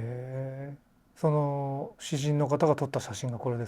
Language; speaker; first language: Japanese; native; Japanese